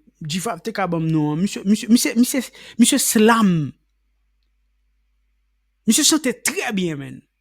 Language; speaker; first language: Haitian Creole; native; Haitian Creole